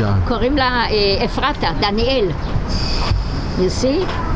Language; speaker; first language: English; non-native, learner; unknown